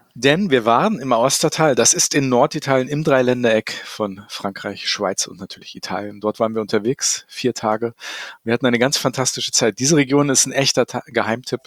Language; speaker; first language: German; native; German